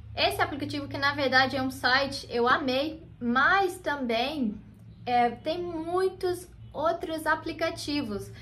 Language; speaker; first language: Portuguese; non-native, fluent; English